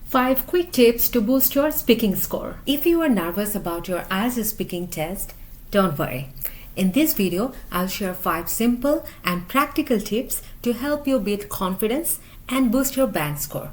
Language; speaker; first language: English; non-native, fluent; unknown